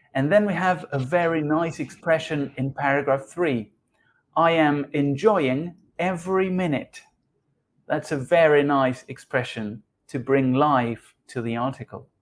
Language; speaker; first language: English; non-native, fluent; Spanish